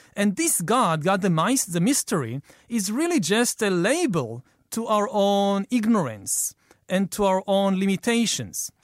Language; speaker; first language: English; non-native, fluent; Hebrew